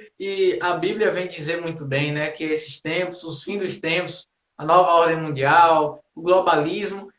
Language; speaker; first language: Portuguese; native; Portuguese